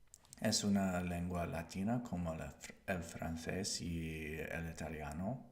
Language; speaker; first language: Spanish; non-native, learner; English